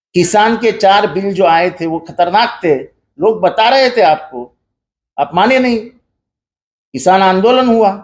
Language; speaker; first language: Hindi; non-native, local second language; Marathi